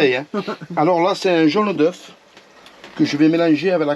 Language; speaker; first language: French; native; French